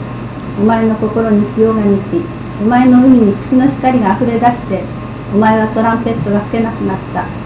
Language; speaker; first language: Japanese; native; Japanese